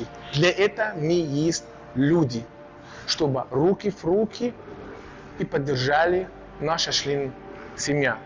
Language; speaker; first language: Russian; non-native, learner; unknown